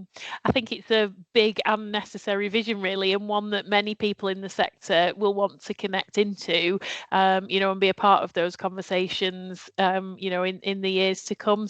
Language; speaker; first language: English; native; English